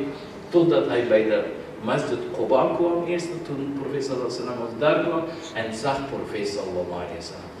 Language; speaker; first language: Dutch; non-native, fluent; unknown